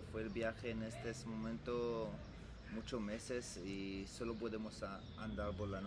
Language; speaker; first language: Spanish; non-native, learner; Arabic